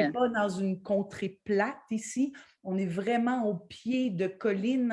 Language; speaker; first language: French; native; French